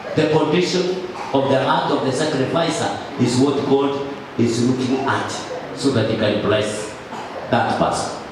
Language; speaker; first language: English; non-native, local second language; Swahili